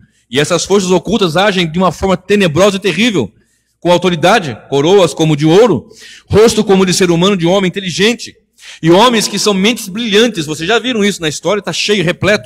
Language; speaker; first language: Portuguese; native; Portuguese